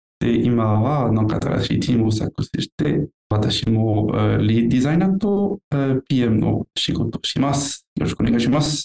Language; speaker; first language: Japanese; non-native, learner; French